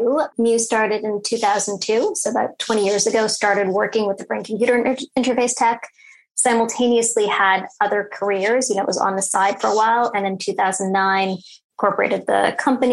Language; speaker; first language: English; native; English